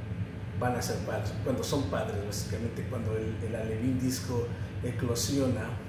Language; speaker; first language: Spanish; native; Spanish